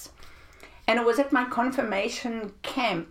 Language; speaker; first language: English; native; English